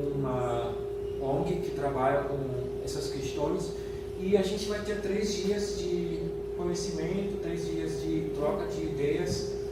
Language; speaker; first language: Portuguese; non-native, fluent; German